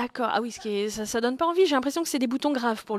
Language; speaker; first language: French; native; French